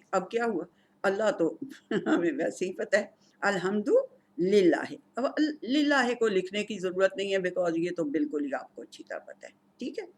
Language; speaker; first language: Urdu; non-native, local second language; Punjabi